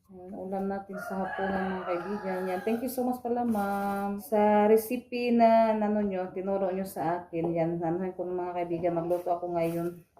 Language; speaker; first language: Filipino; non-native, local second language; Cebuano